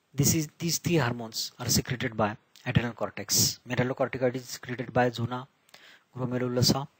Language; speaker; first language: English; non-native, local second language; Marathi